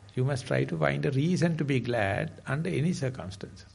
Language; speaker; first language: English; non-native, fluent; Sinhala